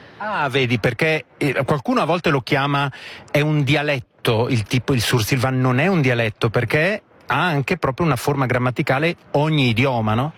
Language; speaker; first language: Italian; native; Italian